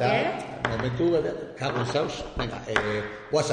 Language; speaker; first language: Basque; non-native, local second language; Spanish